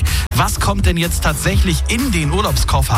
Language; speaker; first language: German; native; German